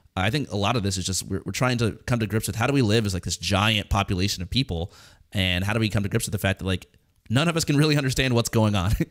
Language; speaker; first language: English; native; English